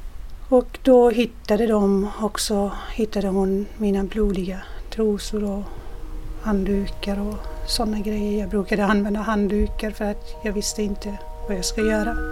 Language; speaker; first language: Swedish; non-native, fluent; Persian